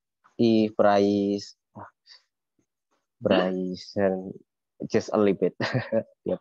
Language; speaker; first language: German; non-native, learner; Indonesian